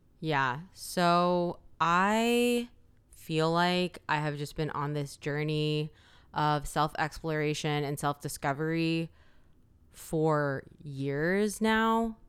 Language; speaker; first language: English; early bilingual, other home language; Korean